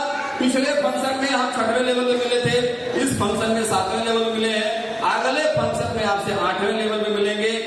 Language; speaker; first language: Hindi; native; Hindi